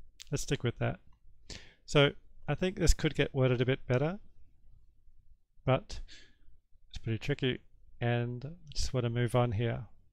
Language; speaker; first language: English; native; English